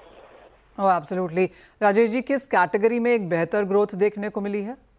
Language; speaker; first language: Hindi; native; Hindi